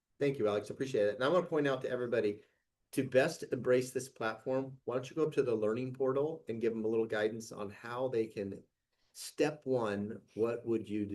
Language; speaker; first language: English; native; English